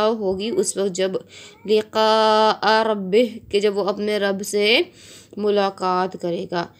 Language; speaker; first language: Urdu; native; Urdu